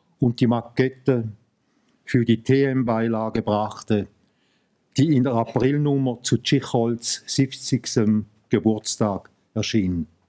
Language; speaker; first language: German; native; German